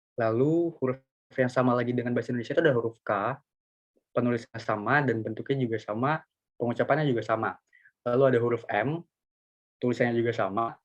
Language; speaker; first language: Indonesian; native; Indonesian